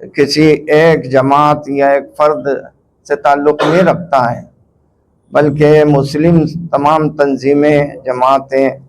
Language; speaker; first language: Urdu; native; Urdu